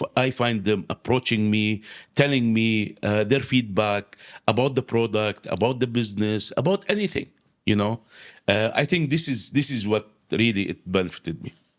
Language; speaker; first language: English; non-native, local second language; Arabic